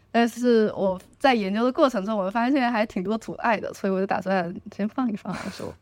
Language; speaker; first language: Chinese; native; Chinese